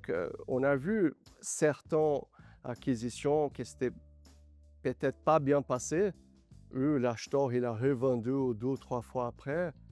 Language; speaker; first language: French; non-native, fluent; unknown